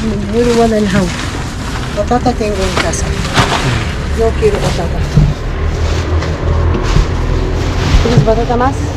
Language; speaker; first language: Spanish; non-native, learner; Filipino